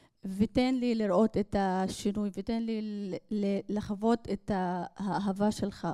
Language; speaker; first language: Hebrew; non-native, local second language; Arabic